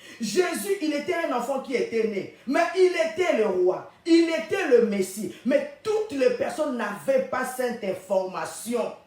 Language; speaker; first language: French; non-native, local second language; Lingala